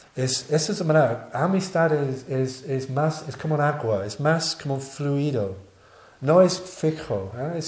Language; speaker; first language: Spanish; non-native, learner; English